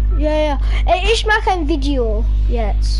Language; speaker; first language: German; non-native, learner; English